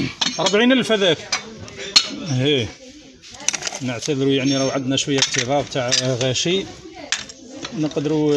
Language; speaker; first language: Arabic; native; Arabic